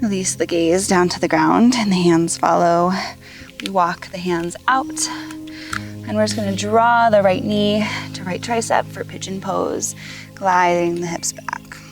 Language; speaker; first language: English; native; English